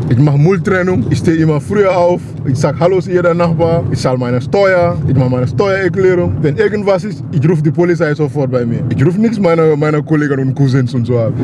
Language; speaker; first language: German; non-native, learner; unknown